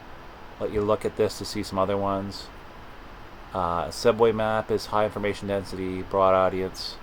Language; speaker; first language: English; native; English